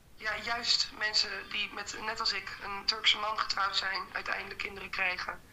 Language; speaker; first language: Dutch; native; Dutch